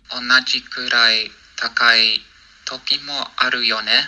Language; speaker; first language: Japanese; non-native, learner; English